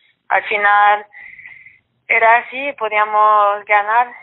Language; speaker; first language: Spanish; non-native, fluent; French